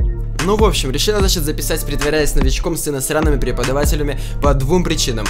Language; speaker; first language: Russian; native; Russian